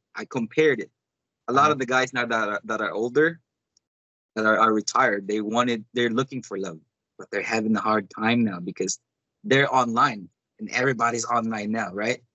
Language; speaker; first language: English; non-native, local second language; Cebuano